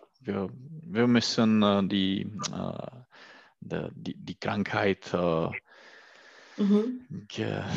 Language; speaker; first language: German; non-native, learner; Czech